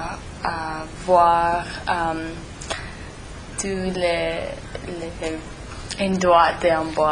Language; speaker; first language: French; non-native, learner; English